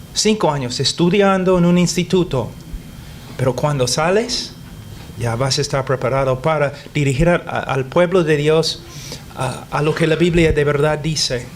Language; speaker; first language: Spanish; non-native, fluent; English